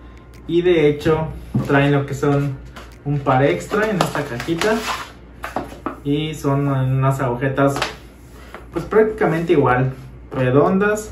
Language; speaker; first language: Spanish; native; Spanish